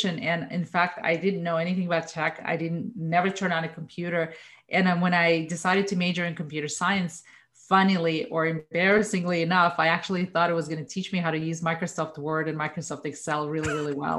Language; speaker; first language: English; non-native, fluent; Russian